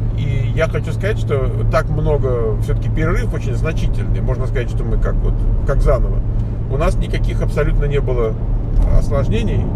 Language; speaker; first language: Russian; native; Russian